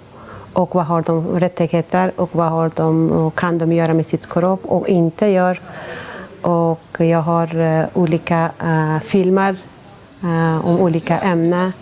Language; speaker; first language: Swedish; non-native, fluent; Persian